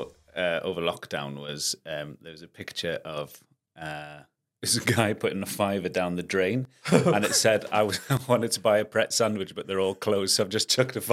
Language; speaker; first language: English; non-native, local second language; Welsh